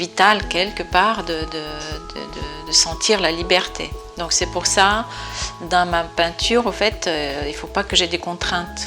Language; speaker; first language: French; non-native, fluent; Bulgarian